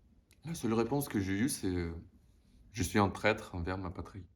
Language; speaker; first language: French; non-native, fluent; Russian